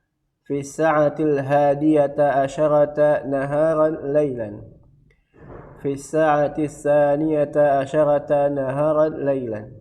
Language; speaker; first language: Arabic; non-native, fluent; Indonesian